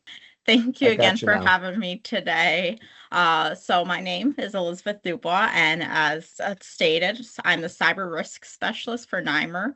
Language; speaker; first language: English; native; English